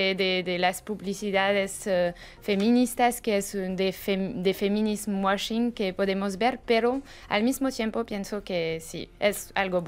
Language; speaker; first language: Spanish; non-native, fluent; French